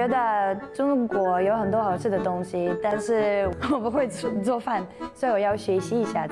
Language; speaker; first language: Chinese; non-native, fluent; Russian